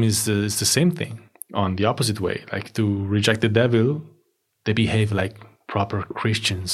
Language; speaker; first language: English; non-native, fluent; Italian